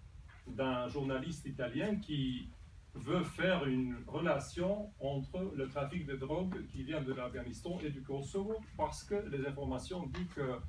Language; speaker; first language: French; non-native, fluent; Serbian